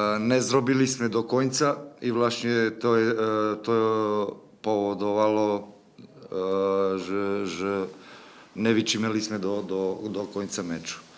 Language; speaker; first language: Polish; non-native, learner; Serbian